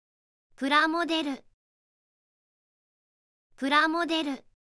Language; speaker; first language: Japanese; native; Japanese